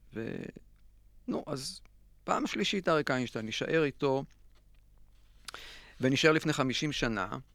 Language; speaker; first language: Hebrew; native; Hebrew